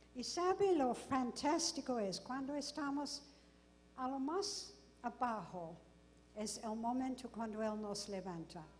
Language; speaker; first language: Spanish; non-native, fluent; English